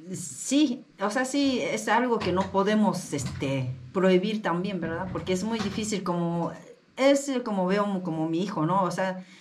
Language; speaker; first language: Spanish; non-native, learner; Japanese